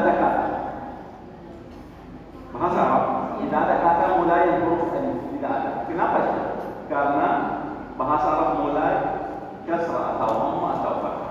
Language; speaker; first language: Indonesian; non-native, learner; Arabic